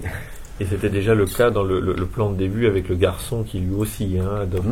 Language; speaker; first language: French; native; French